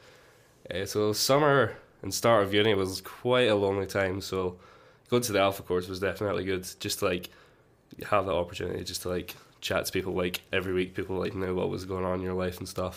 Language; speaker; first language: English; native; English